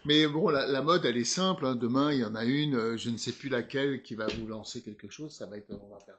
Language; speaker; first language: French; native; French